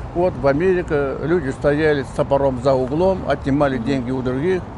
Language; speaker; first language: Russian; non-native, local second language; Kazakh